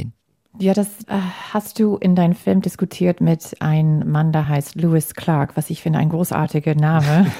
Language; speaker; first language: German; non-native, fluent; English